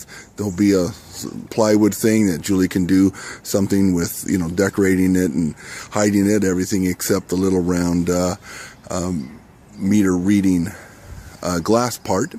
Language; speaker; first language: English; native; English